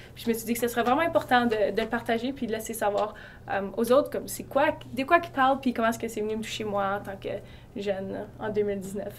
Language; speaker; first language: French; native; French